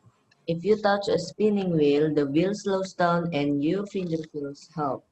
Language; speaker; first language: English; non-native, learner; Indonesian